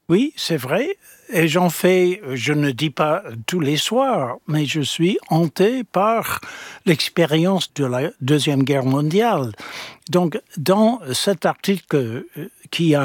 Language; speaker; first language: French; non-native, fluent; English